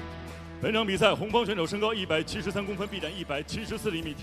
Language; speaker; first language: Chinese; native; Chinese